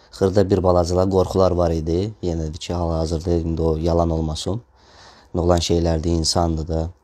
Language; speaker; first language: Azerbaijani; non-native, local second language; Russian